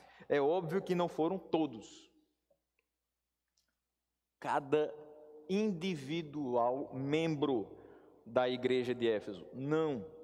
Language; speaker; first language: Portuguese; native; Portuguese